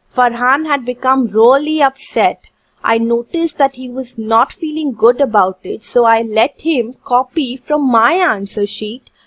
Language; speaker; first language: English; non-native, local second language; Hindi